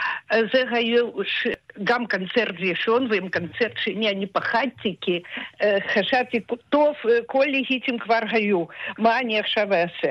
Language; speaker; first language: Hebrew; non-native, fluent; Russian